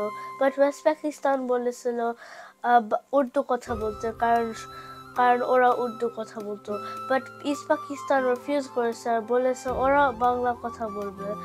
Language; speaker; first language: Bangla; early bilingual, heritage; Bangla